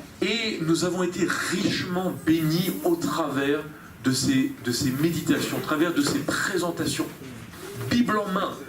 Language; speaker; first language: French; native; French